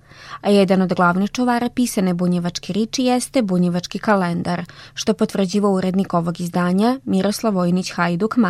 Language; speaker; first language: Serbian; native; Serbian